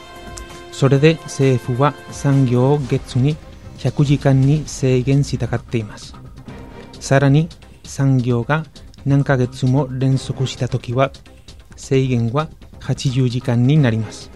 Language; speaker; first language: Japanese; non-native, learner; Spanish